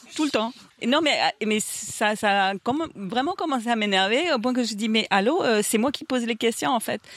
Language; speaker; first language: French; non-native, fluent; Spanish